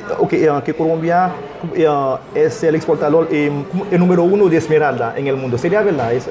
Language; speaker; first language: Spanish; non-native, fluent; Haitian Creole